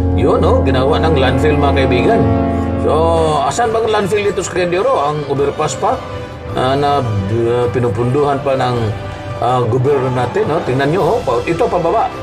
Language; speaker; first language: Filipino; non-native, local second language; Cebuano